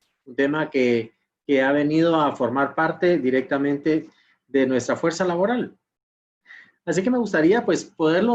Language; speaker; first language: Spanish; native; Spanish